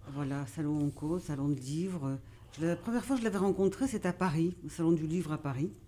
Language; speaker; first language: French; native; French